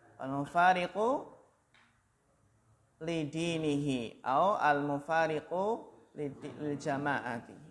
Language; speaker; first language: Arabic; non-native, fluent; Indonesian